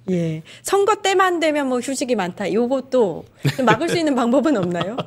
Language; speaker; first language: Korean; native; Korean